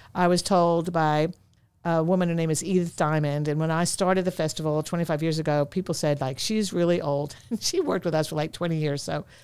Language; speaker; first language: English; native; English